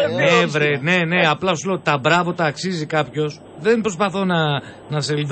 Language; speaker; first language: Greek; native; Greek